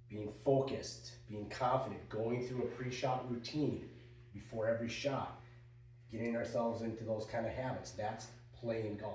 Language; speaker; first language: English; native; English